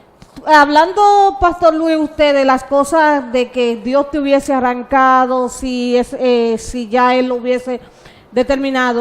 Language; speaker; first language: Spanish; native; Spanish